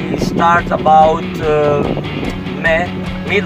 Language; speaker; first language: English; non-native, learner; Greek